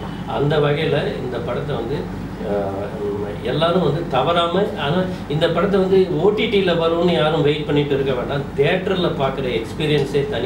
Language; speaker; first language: Tamil; native; Tamil